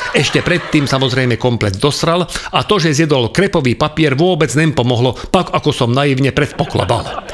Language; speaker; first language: Slovak; non-native, local second language; Hungarian